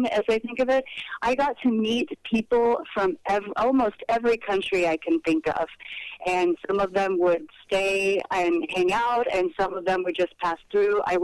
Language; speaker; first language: English; native; English